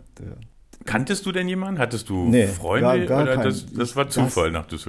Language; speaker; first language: German; native; German